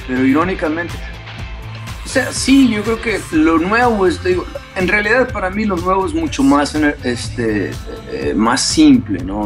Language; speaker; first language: Spanish; early bilingual, other home language; English